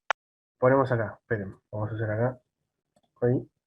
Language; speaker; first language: Spanish; native; Spanish